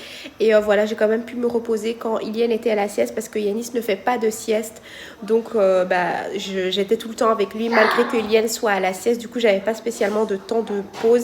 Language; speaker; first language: French; native; French